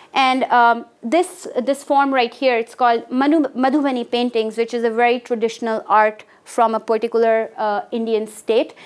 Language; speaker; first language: English; non-native, local second language; Hindi